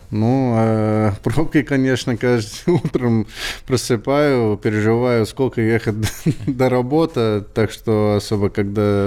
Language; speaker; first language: Russian; non-native, learner; English